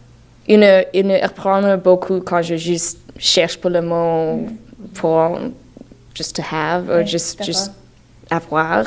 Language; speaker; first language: French; non-native, learner; English